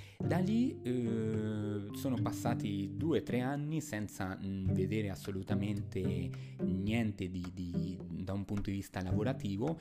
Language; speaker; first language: Italian; non-native, fluent; Spanish